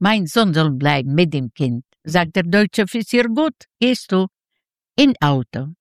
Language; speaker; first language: German; non-native, learner; Yiddish